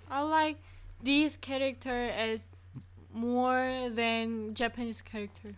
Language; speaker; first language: English; non-native, learner; Korean